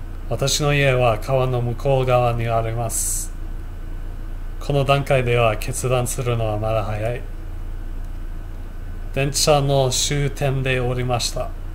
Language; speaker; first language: Japanese; non-native, learner; English